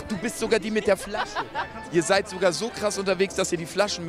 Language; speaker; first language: German; native; German